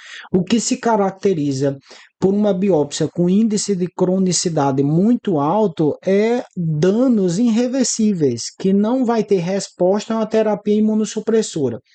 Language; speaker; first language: Portuguese; native; Portuguese